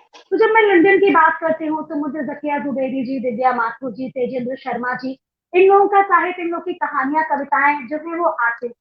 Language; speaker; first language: Hindi; native; Hindi